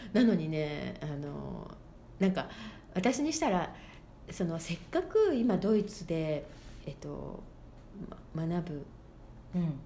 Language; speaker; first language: Japanese; native; Japanese